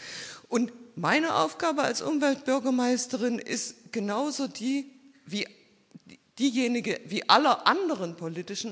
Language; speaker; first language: German; native; German